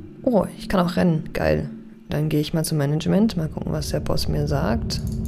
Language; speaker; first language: German; native; German